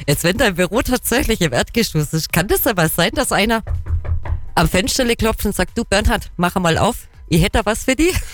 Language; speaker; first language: German; native; German